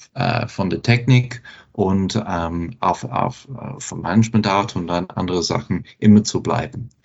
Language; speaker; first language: German; non-native, fluent; English